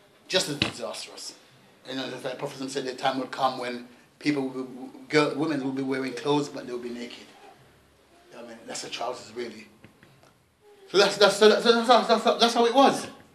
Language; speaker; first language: English; native; English